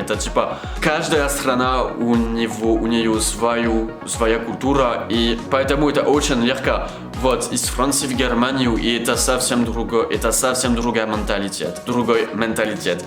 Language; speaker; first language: Russian; non-native, learner; French